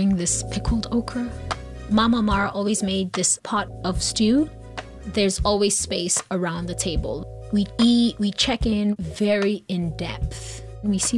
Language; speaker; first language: English; non-native, local second language; Hausa